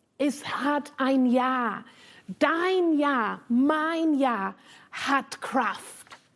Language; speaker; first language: German; non-native, fluent; English